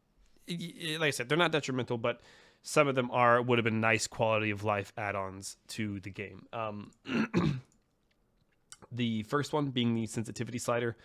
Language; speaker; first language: English; native; English